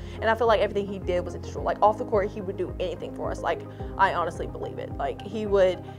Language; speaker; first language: English; native; English